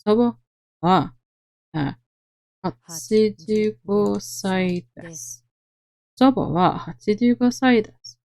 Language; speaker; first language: Japanese; non-native, learner; Norwegian